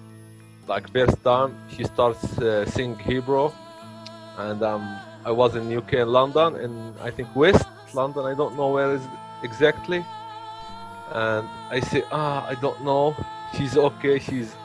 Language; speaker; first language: English; non-native, learner; Arabic